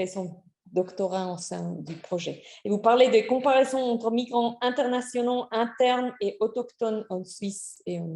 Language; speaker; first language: French; non-native, fluent; German